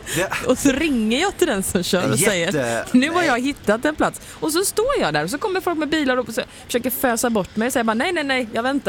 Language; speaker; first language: Swedish; native; Swedish